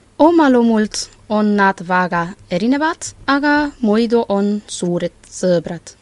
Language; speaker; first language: Estonian; non-native, learner; Spanish